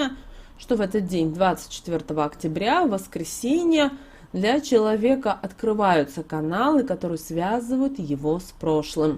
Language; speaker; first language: Russian; native; Russian